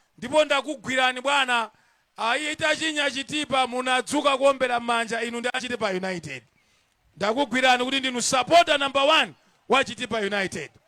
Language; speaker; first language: Nyanja; non-native, local second language; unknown